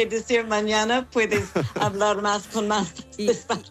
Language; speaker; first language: Spanish; non-native, fluent; English